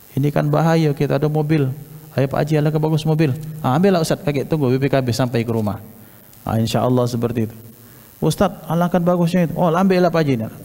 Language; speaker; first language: Malay; non-native, local second language; Javanese